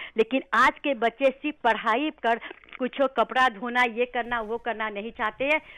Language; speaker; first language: Hindi; non-native, local second language; Bhojpuri